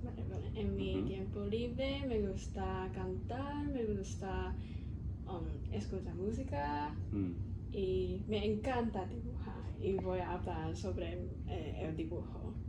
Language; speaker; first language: Spanish; non-native, learner; Cantonese